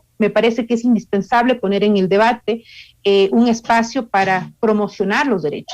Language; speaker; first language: Spanish; native; Spanish